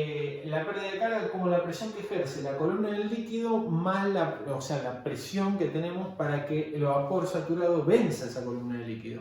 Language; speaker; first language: Spanish; native; Spanish